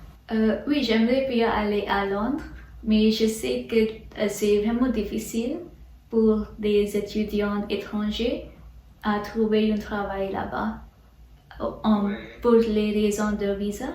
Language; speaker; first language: French; non-native, learner; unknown